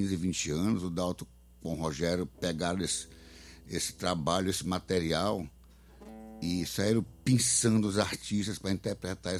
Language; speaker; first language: Portuguese; native; Portuguese